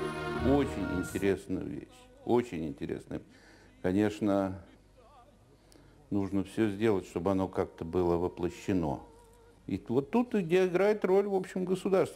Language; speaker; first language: Russian; native; Russian